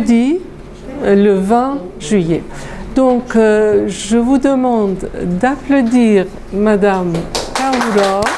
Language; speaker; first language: French; non-native, fluent; Persian